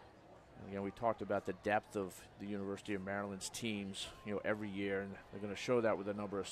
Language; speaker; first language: English; native; English